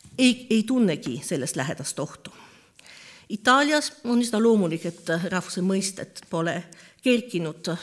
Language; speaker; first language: Estonian; non-native, fluent; French